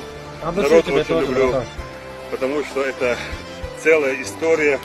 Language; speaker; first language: Russian; non-native, local second language; Chechen